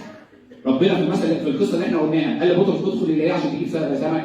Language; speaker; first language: Arabic; native; Arabic